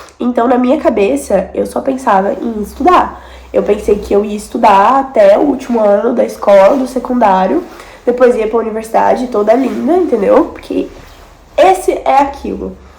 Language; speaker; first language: Portuguese; native; Portuguese